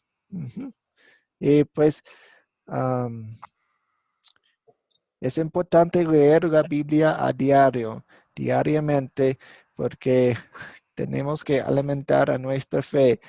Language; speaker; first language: Spanish; non-native, fluent; English